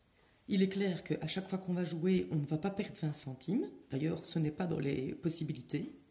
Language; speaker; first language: French; native; French